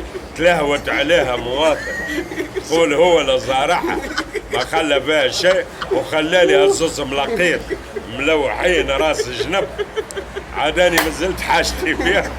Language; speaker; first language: Arabic; native; Arabic